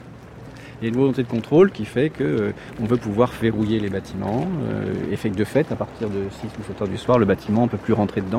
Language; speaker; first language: French; native; French